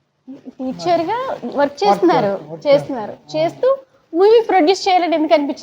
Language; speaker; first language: Telugu; native; Telugu